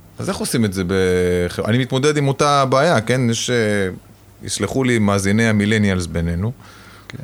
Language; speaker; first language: Hebrew; native; Hebrew